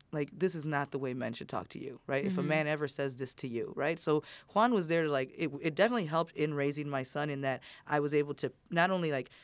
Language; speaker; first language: English; native; English